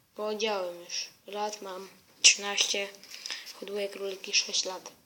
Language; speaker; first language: Polish; native; Polish